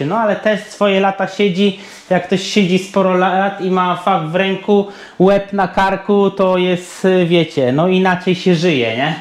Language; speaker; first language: Polish; native; Polish